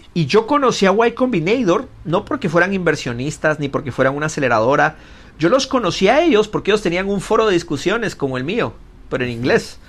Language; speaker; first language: Spanish; native; Spanish